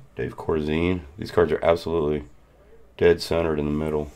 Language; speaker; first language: English; native; English